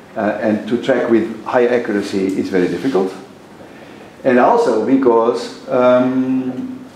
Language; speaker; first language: English; non-native, fluent; Portuguese